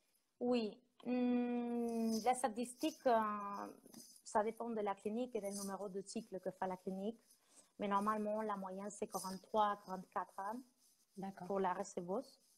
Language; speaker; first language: French; non-native, fluent; Spanish